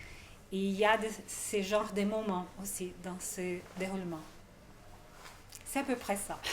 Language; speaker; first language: French; non-native, fluent; Portuguese